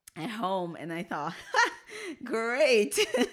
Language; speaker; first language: English; non-native, fluent; Portuguese